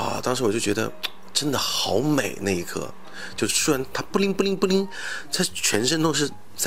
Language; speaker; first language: Chinese; native; Chinese